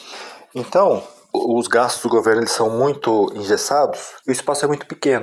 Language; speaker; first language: Portuguese; native; Portuguese